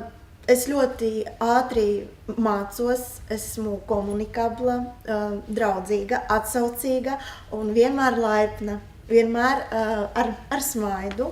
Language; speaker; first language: Latvian; non-native, local second language; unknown